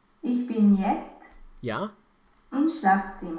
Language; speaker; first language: German; non-native, learner; Romanian